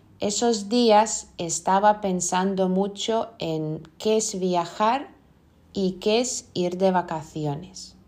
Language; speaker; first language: Spanish; non-native, fluent; Lithuanian